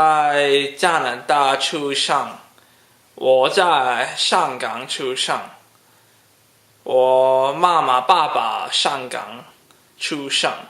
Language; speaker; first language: Chinese; non-native, learner; Cantonese